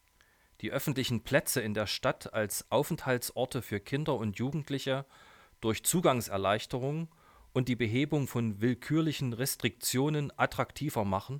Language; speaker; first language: German; native; German